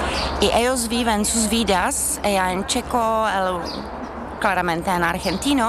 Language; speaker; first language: Spanish; non-native, fluent; Czech